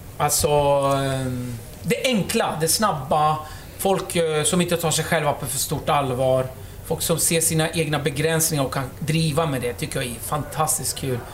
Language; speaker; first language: Swedish; early bilingual, other home language; Kurdish